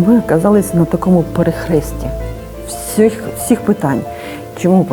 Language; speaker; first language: Ukrainian; native; Ukrainian